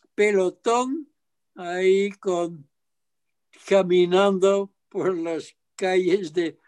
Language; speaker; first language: Spanish; non-native, fluent; Dutch